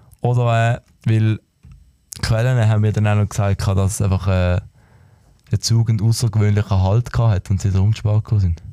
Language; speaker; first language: German; native; German